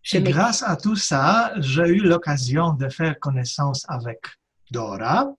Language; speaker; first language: French; non-native, fluent; Polish